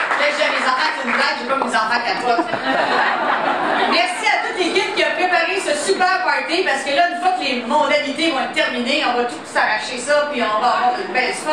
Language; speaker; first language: French; native; French